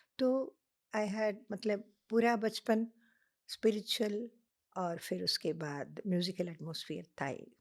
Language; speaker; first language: Hindi; non-native, local second language; Telugu